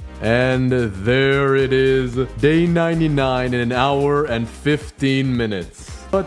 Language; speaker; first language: English; native; English